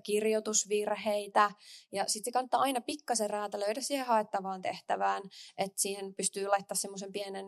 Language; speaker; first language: Finnish; native; Finnish